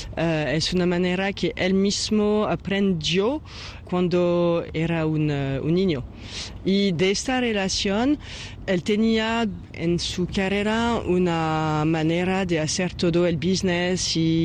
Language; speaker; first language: Spanish; non-native, learner; French